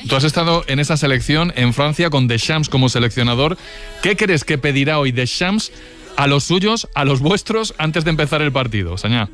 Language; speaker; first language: Spanish; native; Spanish